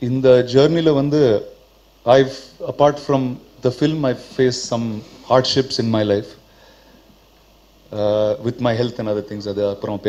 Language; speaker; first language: Tamil; non-native, local second language; Telugu